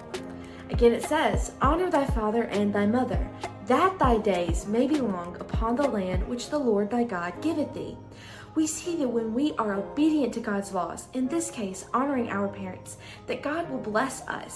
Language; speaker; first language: English; native; English